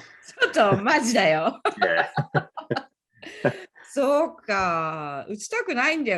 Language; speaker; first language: Japanese; native; Japanese